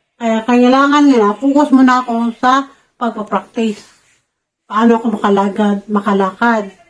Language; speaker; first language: Filipino; non-native, local second language; Cebuano